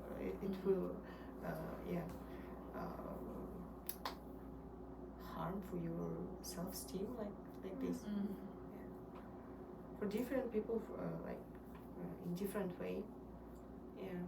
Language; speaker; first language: English; non-native, learner; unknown